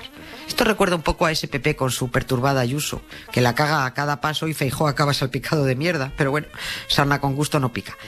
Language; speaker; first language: Spanish; native; Spanish